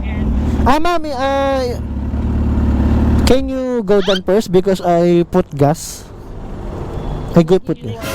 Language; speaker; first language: English; non-native, learner; Filipino